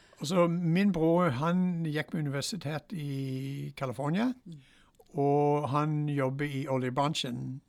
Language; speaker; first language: Norwegian; non-native, fluent; English